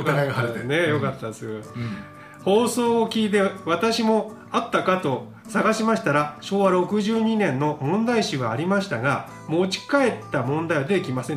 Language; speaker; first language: Japanese; native; Japanese